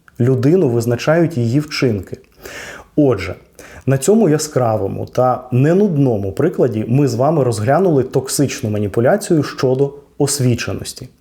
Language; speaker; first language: Ukrainian; non-native, local second language; Russian